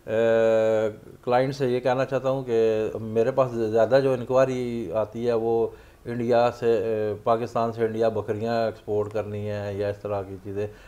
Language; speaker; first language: Urdu; non-native, local second language; Punjabi